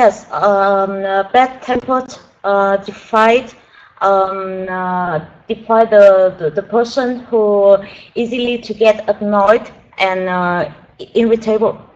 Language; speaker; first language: English; non-native, learner; Vietnamese